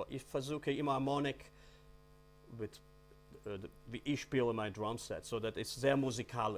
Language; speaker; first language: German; non-native, learner; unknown